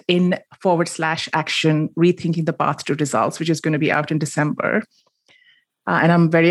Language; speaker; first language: English; non-native, local second language; Hindi